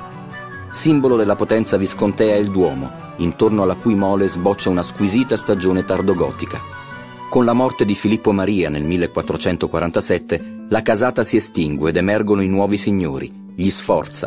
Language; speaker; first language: Italian; native; Italian